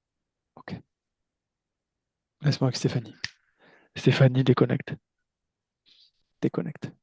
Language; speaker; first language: French; native; French